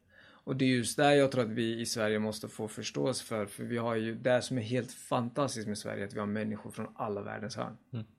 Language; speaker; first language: Swedish; early bilingual, other home language; Kurdish